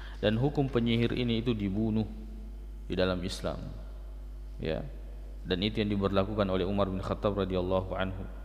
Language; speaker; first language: Malay; non-native, local second language; Buginese